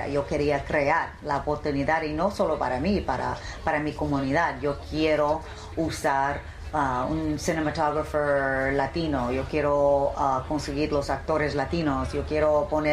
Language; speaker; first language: Spanish; early bilingual, heritage; English